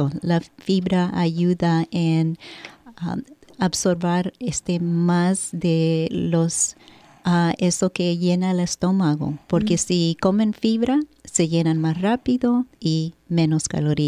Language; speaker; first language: Spanish; early bilingual, heritage; Spanish